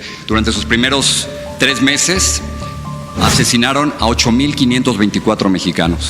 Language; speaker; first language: Spanish; native; Spanish